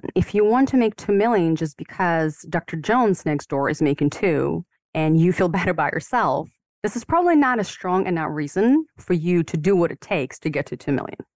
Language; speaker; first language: English; non-native, fluent; Ukrainian